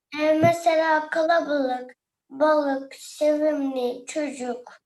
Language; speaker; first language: Turkish; early bilingual, heritage; Turkish